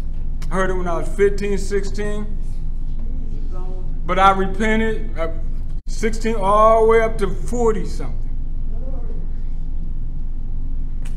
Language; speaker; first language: English; native; English